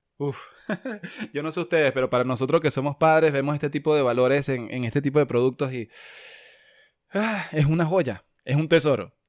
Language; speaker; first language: Spanish; native; Spanish